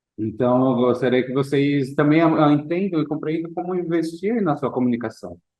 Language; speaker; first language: Portuguese; non-native, fluent; English